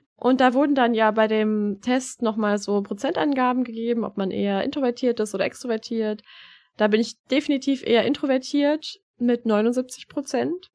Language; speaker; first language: German; early bilingual, other home language; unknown